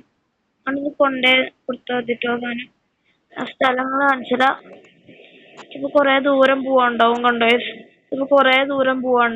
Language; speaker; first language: Malayalam; native; Malayalam